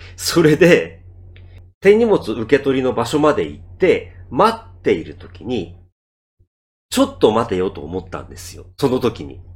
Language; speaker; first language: Japanese; native; Japanese